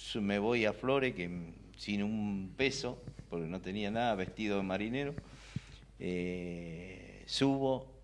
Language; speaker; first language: Spanish; native; Spanish